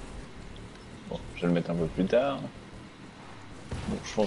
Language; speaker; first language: French; native; French